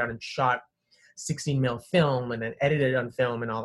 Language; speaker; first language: English; non-native, local second language; Tamil